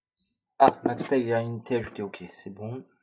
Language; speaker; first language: French; native; French